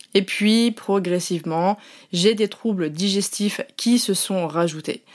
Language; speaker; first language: French; native; French